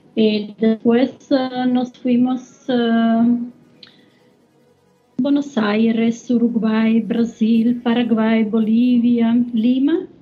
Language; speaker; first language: Spanish; non-native, learner; German